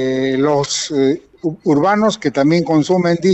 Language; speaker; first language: Spanish; native; Spanish